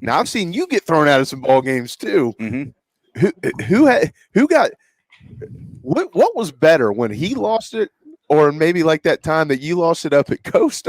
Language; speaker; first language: English; native; English